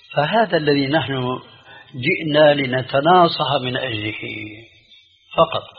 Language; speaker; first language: Arabic; early bilingual, other home language; Albanian